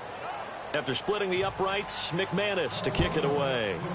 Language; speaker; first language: English; native; English